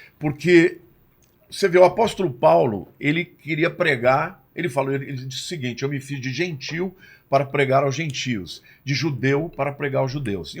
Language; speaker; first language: Portuguese; native; Portuguese